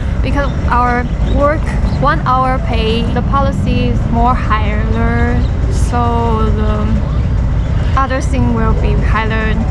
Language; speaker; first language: English; non-native, learner; Chinese